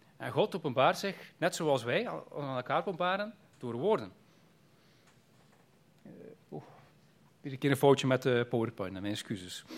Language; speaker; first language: Dutch; native; Dutch